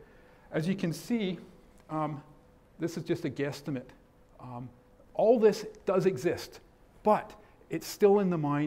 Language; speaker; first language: English; native; English